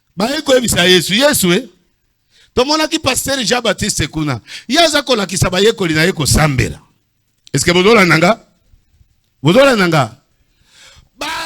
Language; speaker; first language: Lingala; native; Lingala